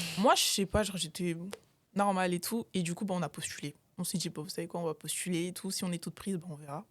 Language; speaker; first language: French; native; French